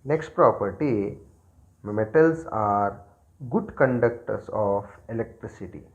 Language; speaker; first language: English; non-native, local second language; Kannada